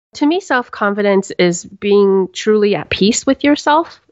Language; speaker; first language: English; native; English